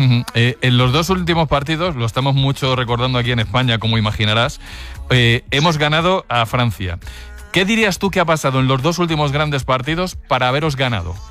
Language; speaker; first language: Spanish; native; Spanish